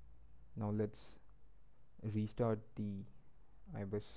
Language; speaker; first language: English; non-native, local second language; Marathi